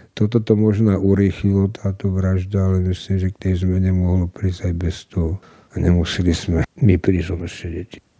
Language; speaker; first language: Slovak; native; Slovak